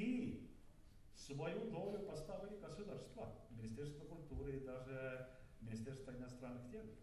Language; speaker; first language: Russian; non-native, learner; Estonian